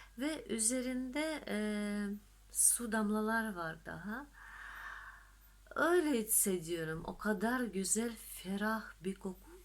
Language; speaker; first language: Turkish; non-native, fluent; Russian